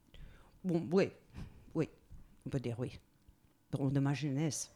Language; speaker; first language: French; non-native, fluent; Spanish